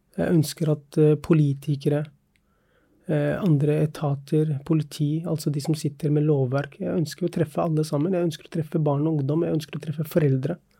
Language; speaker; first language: Norwegian; early bilingual, other home language; Urdu